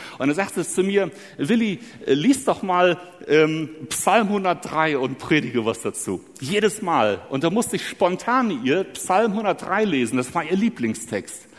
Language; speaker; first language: German; early bilingual, other home language; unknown